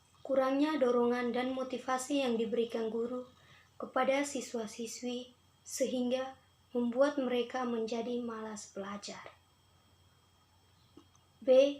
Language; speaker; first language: Indonesian; non-native, local second language; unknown